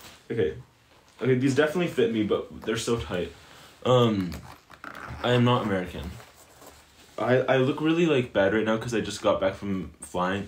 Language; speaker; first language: English; native; English